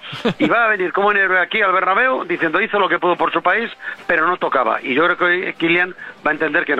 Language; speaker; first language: Spanish; native; Spanish